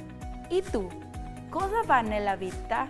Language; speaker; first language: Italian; non-native, learner; Spanish